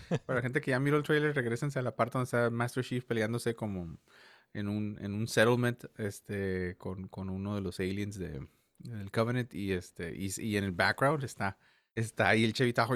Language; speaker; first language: Spanish; early bilingual, heritage; Spanish